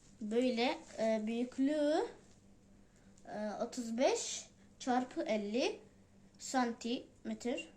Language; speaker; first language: Turkish; non-native, learner; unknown